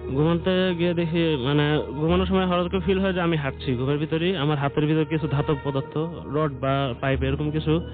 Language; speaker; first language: Bangla; native; Bangla